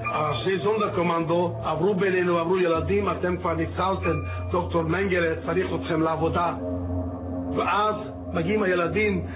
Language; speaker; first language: Hebrew; non-native, fluent; Hungarian